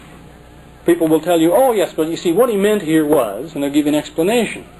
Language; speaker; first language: English; native; English